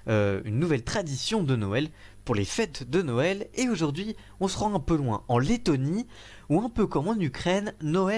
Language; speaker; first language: French; native; French